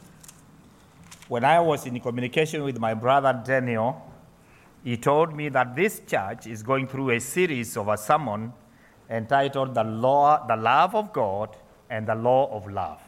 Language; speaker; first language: English; non-native, local second language; Kikuyu